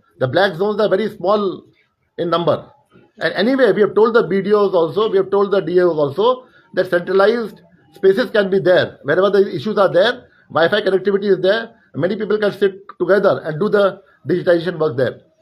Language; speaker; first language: English; non-native, local second language; Hindi